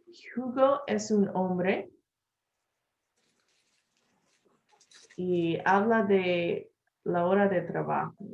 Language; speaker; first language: Spanish; non-native, learner; English